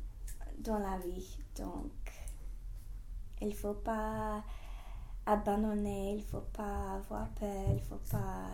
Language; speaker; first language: French; non-native, fluent; English